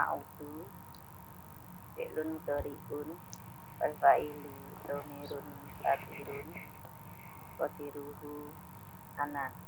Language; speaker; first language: Arabic; non-native, learner; Indonesian